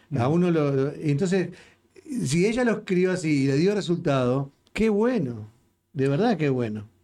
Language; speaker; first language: Spanish; native; Spanish